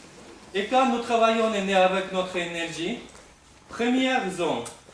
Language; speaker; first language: French; non-native, fluent; Russian